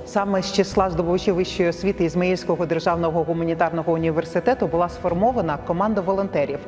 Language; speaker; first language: Ukrainian; native; Ukrainian